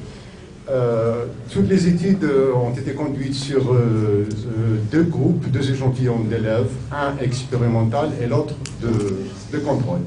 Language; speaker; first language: French; non-native, local second language; Arabic